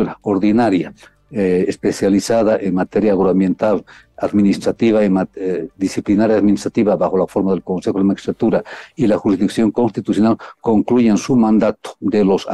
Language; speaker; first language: Spanish; native; Spanish